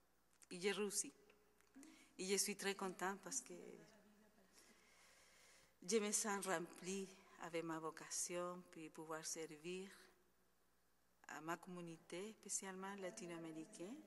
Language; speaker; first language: French; non-native, fluent; Spanish